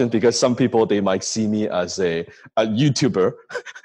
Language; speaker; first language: English; non-native, local second language; Cantonese